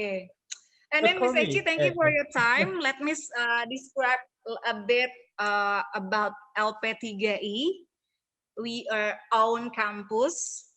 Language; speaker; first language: English; non-native, learner; Indonesian